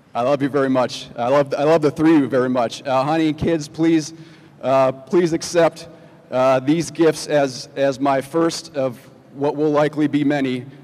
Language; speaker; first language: English; native; English